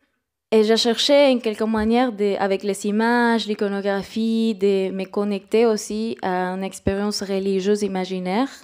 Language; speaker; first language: French; non-native, fluent; Spanish